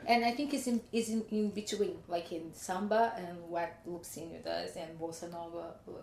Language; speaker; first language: English; non-native, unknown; Portuguese